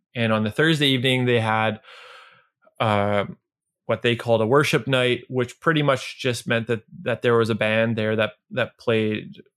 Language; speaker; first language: English; native; English